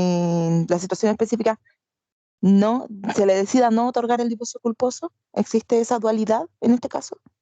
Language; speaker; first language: Spanish; native; Spanish